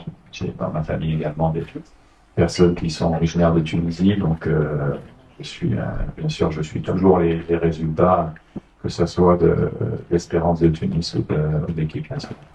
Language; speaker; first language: French; non-native, fluent; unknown